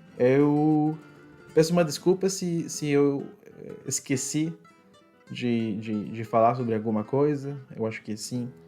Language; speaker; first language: Portuguese; non-native, fluent; Spanish